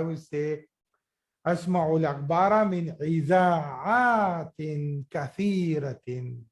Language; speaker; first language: Arabic; non-native, fluent; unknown